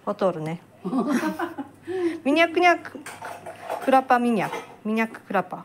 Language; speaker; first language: Indonesian; non-native, learner; Japanese